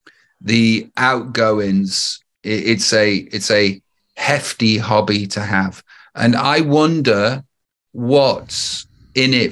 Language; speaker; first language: English; native; English